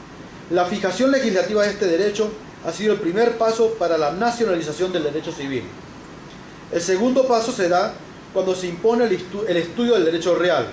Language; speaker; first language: Spanish; native; Spanish